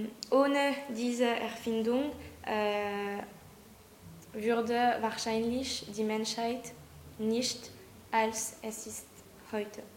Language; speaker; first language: German; non-native, learner; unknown